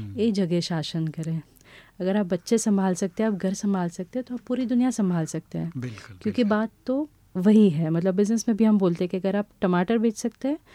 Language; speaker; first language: Hindi; non-native, local second language; Gujarati